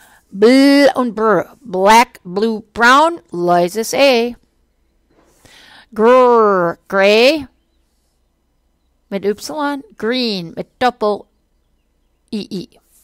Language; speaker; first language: German; non-native, fluent; English